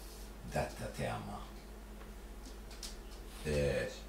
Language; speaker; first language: Norwegian; non-native, fluent; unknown